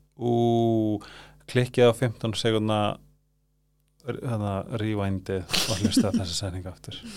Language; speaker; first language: Icelandic; native; Icelandic